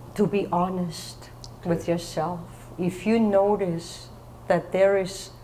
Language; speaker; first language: English; non-native, fluent; German